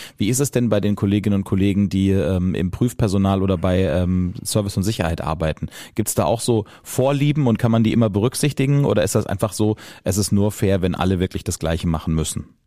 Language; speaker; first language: German; native; German